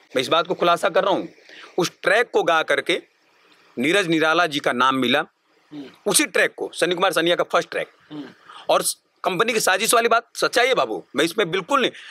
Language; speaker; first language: Hindi; native; Hindi